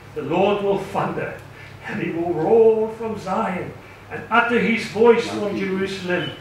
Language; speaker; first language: English; non-native, local second language; Afrikaans